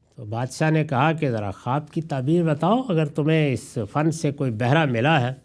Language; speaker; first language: Urdu; non-native, local second language; Punjabi